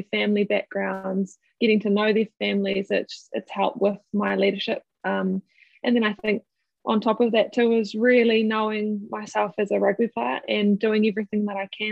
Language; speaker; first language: English; native; English